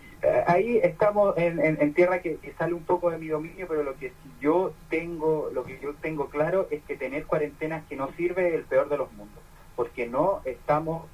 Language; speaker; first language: Spanish; native; Spanish